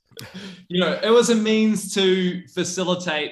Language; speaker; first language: English; native; English